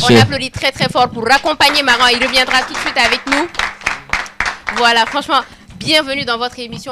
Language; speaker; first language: French; non-native, local second language; Bambara